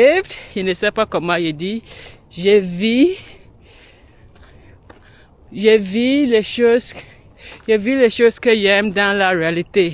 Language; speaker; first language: French; non-native, learner; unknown